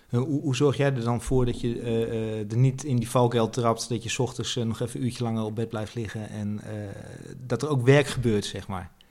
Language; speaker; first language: Dutch; native; Dutch